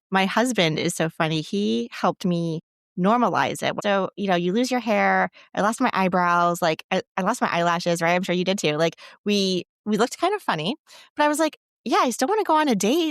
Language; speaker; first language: English; native; English